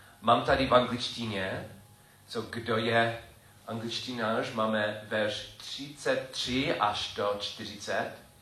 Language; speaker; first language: Czech; non-native, learner; English